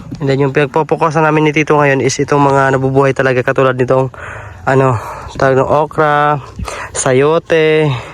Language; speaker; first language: Filipino; non-native, local second language; Cebuano